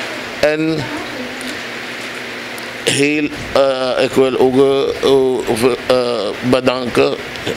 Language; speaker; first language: Dutch; non-native, local second language; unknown